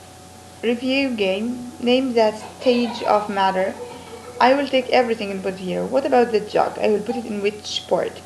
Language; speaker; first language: English; non-native, fluent; Arabic